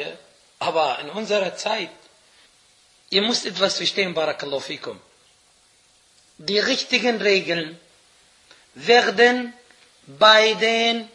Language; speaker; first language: German; non-native, fluent; Arabic